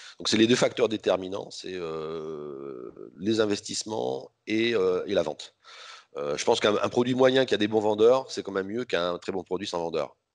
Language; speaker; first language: French; native; French